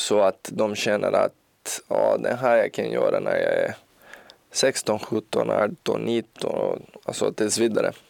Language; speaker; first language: Swedish; non-native, learner; Portuguese